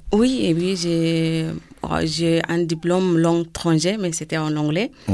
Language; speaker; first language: French; non-native, learner; Arabic